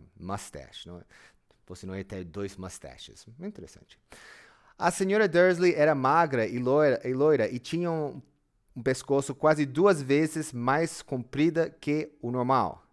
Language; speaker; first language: Portuguese; non-native, fluent; English